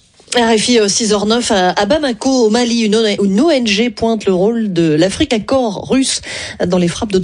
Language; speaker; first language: French; native; French